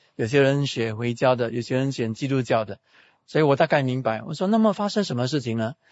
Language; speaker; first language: Chinese; native; Chinese